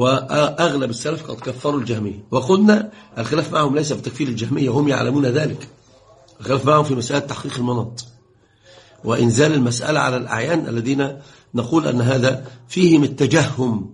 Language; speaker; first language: Arabic; native; Arabic